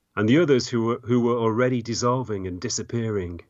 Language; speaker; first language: English; native; English